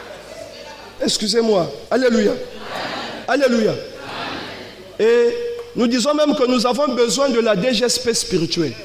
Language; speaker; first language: French; non-native, local second language; Lingala